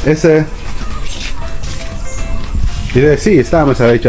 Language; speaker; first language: Spanish; non-native, learner; Filipino